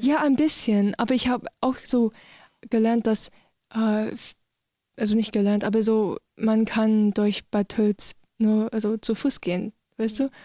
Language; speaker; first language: German; non-native, learner; English